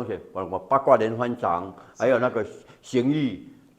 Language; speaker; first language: Spanish; non-native, learner; Chinese